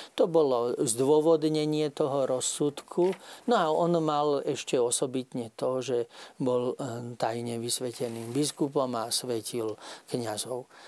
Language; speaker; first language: Slovak; native; Slovak